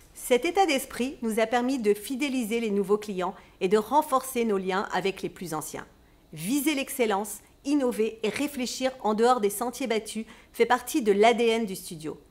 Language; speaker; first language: French; native; French